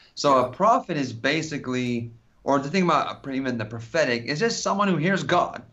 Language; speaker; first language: English; native; English